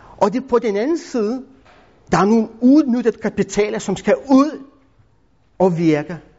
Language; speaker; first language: Danish; non-native, fluent; Lithuanian